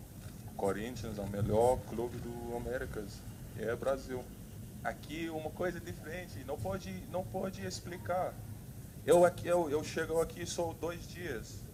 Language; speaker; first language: Portuguese; non-native, learner; English